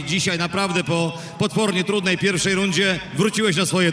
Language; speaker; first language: Polish; native; Polish